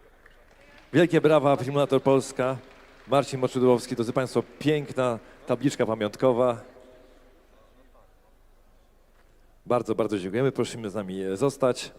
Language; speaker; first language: Polish; native; Polish